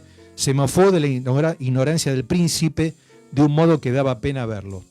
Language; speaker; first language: Spanish; native; Spanish